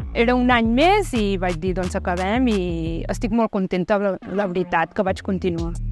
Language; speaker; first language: Catalan; early bilingual, other home language; Punjabi